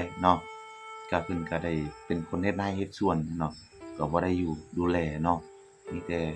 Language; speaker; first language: Thai; non-native, local second language; Lao